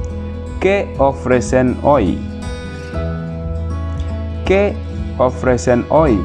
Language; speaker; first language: Spanish; non-native, fluent; Wolof